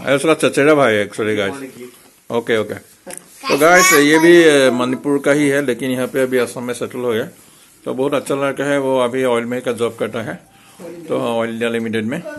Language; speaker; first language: Hindi; non-native, local second language; Assamese